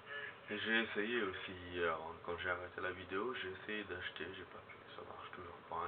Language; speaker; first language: French; native; French